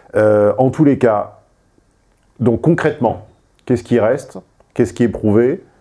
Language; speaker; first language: French; native; French